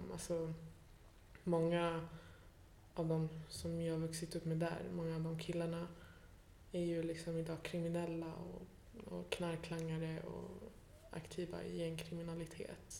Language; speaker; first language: Swedish; early bilingual, other home language; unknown